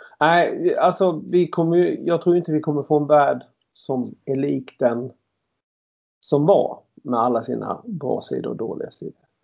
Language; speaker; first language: Swedish; native; Swedish